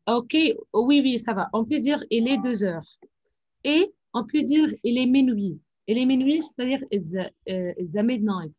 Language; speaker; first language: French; non-native, fluent; Arabic